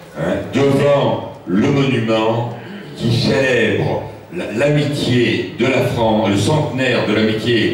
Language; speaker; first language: French; native; French